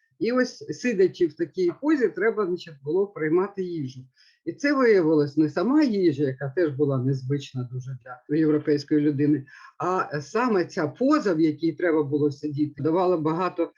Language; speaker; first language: Ukrainian; native; Ukrainian